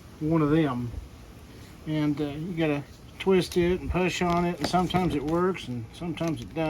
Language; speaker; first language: English; native; English